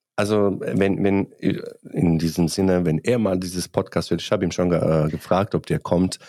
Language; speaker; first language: German; non-native, fluent; Bosnian